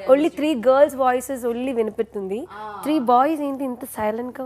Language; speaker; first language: Telugu; non-native, learner; Malayalam